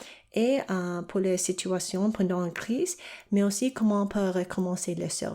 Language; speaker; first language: French; non-native, local second language; English